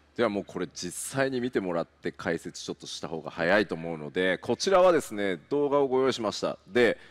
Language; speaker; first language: Japanese; native; Japanese